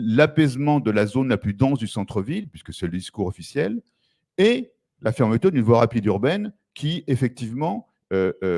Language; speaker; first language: French; native; French